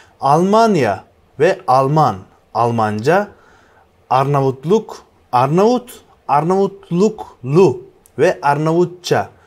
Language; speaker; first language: Turkish; non-native, fluent; Uzbek